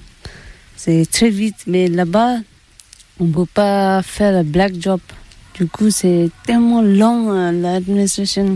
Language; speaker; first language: French; non-native, learner; Tibetan